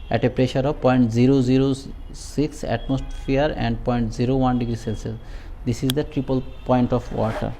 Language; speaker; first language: English; non-native, local second language; Bangla